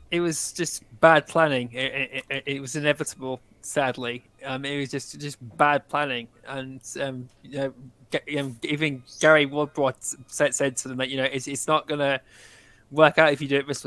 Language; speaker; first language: English; native; English